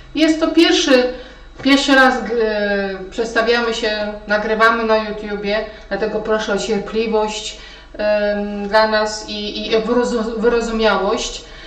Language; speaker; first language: Polish; native; Polish